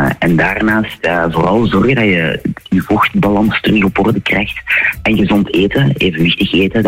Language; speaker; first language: Dutch; native; Dutch